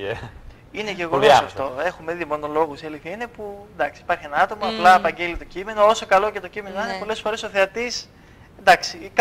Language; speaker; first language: Greek; native; Greek